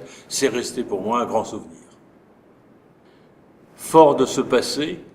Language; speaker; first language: French; native; French